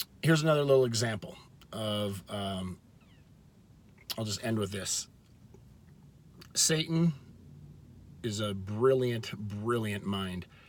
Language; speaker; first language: English; native; English